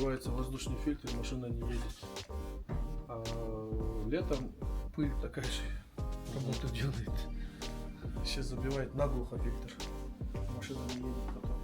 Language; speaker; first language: Russian; native; Russian